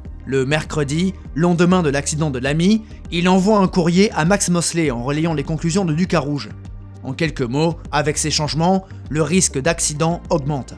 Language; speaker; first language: French; native; French